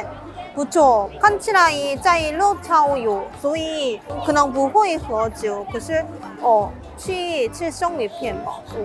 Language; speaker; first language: Chinese; non-native, fluent; Korean